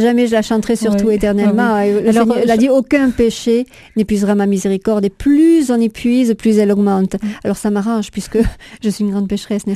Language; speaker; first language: French; native; French